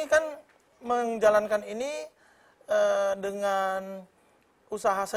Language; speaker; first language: Indonesian; native; Indonesian